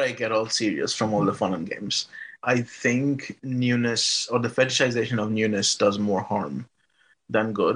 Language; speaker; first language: English; non-native, local second language; Bangla